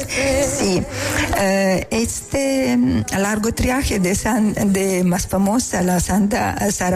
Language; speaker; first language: Spanish; non-native, fluent; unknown